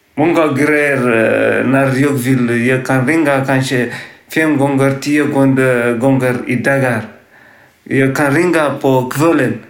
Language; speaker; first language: Swedish; non-native, learner; Tigrinya